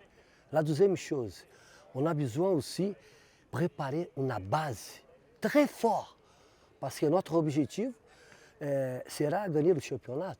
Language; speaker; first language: French; non-native, fluent; Portuguese